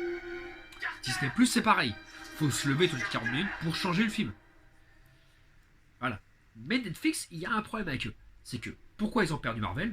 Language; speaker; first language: French; native; French